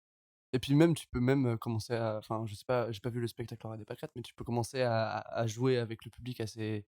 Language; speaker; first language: French; native; French